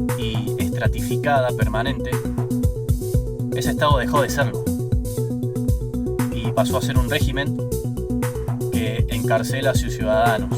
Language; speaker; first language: Spanish; native; Spanish